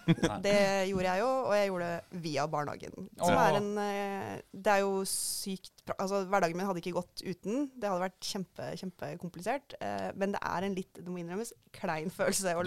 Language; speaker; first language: Norwegian; native; Norwegian